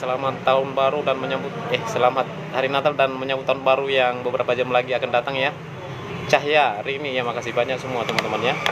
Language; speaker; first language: Indonesian; non-native, local second language; Nias